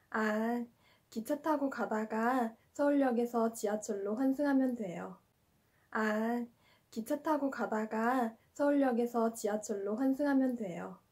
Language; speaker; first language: Korean; non-native, fluent; Chinese